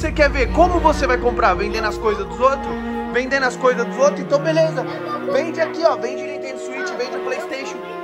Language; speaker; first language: Portuguese; native; Portuguese